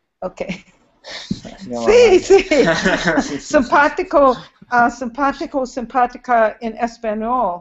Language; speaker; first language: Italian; non-native, learner; Spanish